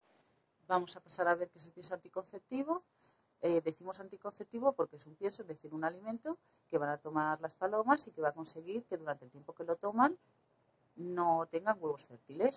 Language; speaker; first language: Spanish; native; Spanish